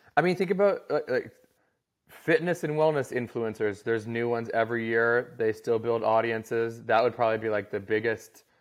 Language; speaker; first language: English; native; English